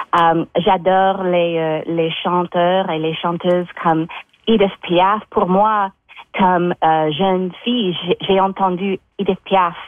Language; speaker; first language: French; non-native, local second language; English